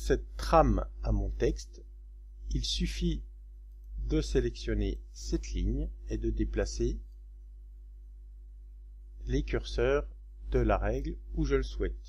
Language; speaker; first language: French; native; French